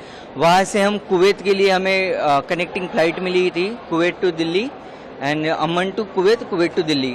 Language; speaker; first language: Hindi; native; Hindi